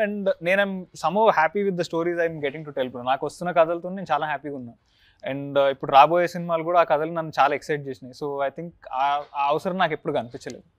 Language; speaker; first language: Telugu; native; Telugu